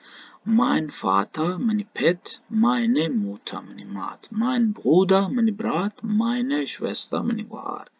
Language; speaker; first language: German; non-native, learner; Baluchi